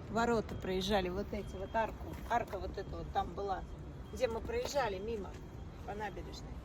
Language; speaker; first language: Russian; native; Russian